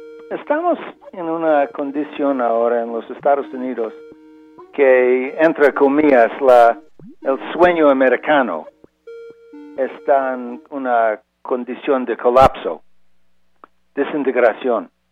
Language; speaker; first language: Spanish; non-native, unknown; English